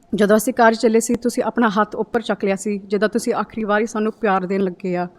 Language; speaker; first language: Punjabi; early bilingual, heritage; Punjabi